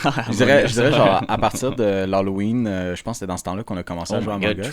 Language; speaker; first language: French; native; French